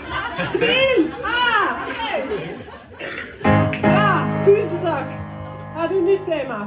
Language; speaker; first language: Norwegian; non-native, fluent; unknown